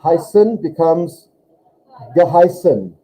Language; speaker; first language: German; non-native, fluent; English